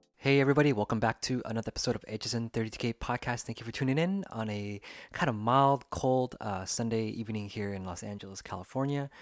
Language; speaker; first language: English; native; English